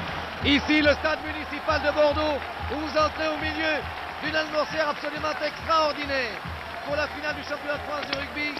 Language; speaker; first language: French; native; French